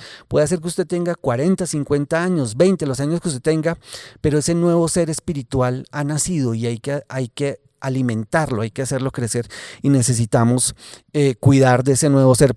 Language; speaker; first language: Spanish; native; Spanish